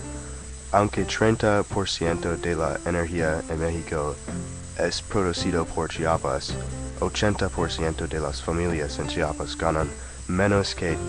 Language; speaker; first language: Spanish; non-native, learner; English